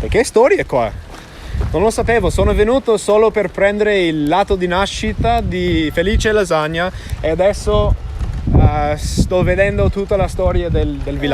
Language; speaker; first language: Italian; non-native, fluent; English